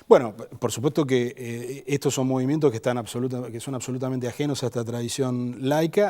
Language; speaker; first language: Spanish; native; Spanish